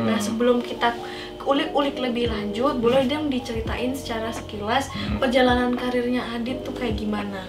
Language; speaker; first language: Indonesian; native; Indonesian